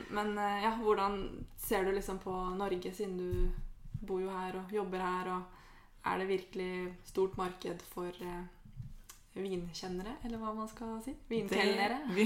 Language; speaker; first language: Norwegian; native; Norwegian